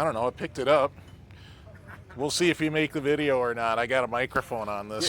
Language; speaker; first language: English; native; English